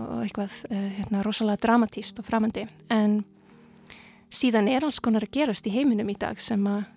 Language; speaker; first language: Icelandic; non-native, fluent; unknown